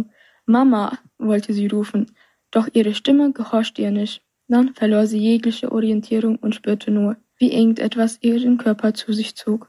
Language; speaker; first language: German; native; German